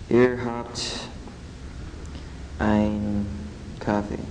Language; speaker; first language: German; non-native, learner; English